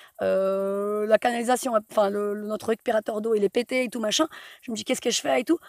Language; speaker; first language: French; non-native, fluent; Portuguese